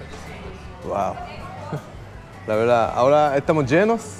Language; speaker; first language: Spanish; non-native, fluent; Japanese